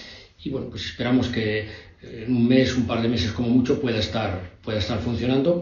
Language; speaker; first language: Spanish; native; Spanish